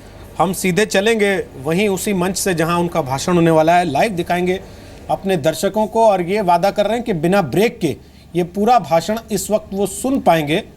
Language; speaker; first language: Hindi; native; Hindi